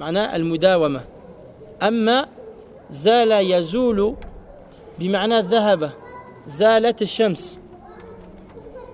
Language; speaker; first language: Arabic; non-native, fluent; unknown